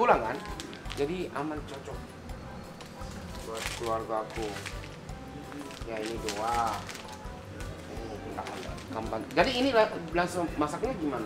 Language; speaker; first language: Indonesian; non-native, fluent; Japanese